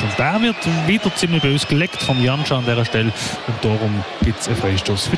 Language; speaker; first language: German; native; German